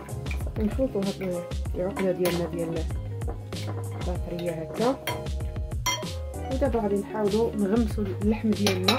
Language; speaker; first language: Arabic; native; Arabic